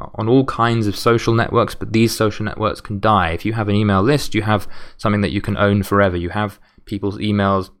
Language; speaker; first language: English; native; English